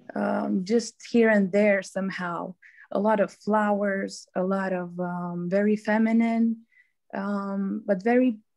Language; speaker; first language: English; non-native, fluent; Romanian